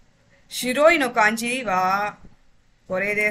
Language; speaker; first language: Japanese; non-native, fluent; Tamil